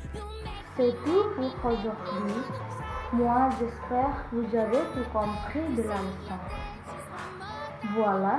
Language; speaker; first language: French; non-native, learner; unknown